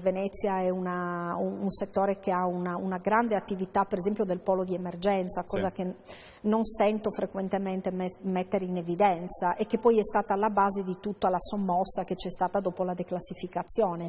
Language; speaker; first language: Italian; native; Italian